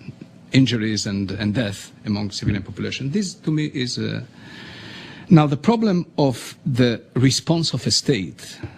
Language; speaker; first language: English; non-native, fluent; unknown